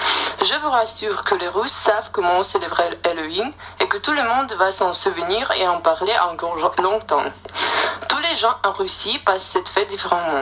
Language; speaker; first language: French; non-native, fluent; Russian